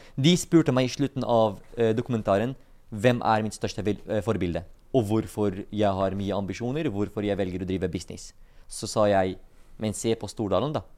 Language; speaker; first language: Norwegian; non-native, fluent; Arabic